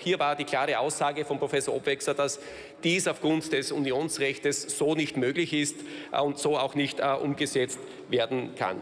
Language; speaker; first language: German; native; German